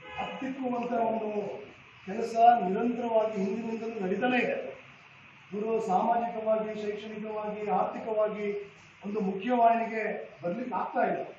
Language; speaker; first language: Kannada; non-native, local second language; Lambadi